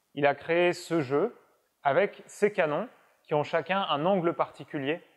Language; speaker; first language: French; native; French